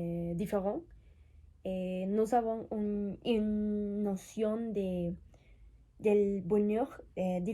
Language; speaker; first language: French; non-native, learner; Spanish